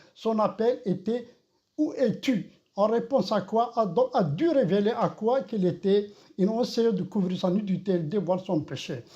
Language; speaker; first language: French; non-native, local second language; Kabyle